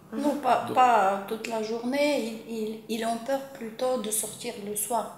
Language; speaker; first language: French; non-native, fluent; Ukrainian